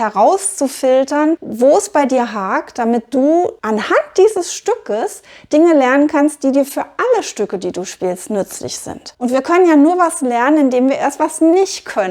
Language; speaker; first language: German; native; German